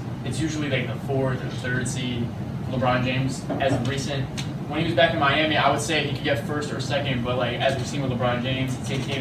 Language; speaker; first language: English; native; English